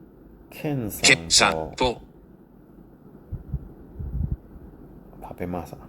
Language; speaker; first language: Japanese; non-native, learner; Cantonese